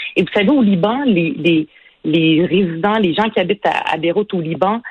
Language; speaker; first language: French; non-native, local second language; Arabic